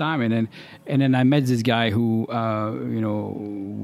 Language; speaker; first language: English; non-native, fluent; French